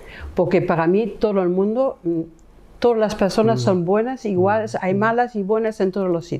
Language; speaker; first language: Spanish; non-native, fluent; German